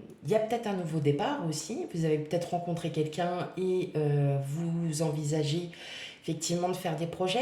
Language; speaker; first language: French; native; French